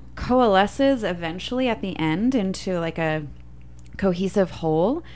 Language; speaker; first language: English; native; English